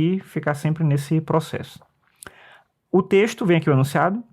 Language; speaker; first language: Portuguese; native; Portuguese